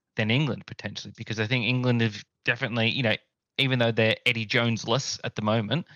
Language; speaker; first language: English; native; English